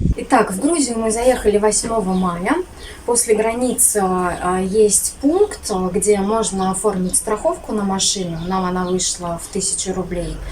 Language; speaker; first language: Russian; native; Russian